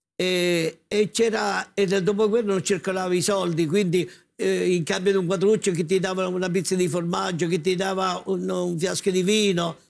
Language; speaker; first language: Italian; native; Italian